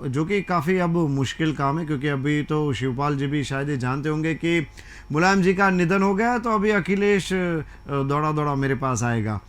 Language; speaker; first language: Hindi; non-native, local second language; Gujarati